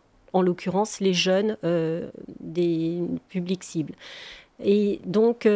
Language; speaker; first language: French; native; French